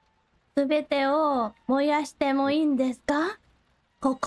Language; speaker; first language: Japanese; non-native, learner; Thai